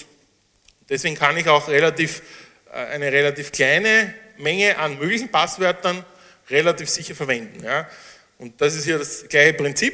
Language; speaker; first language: German; native; German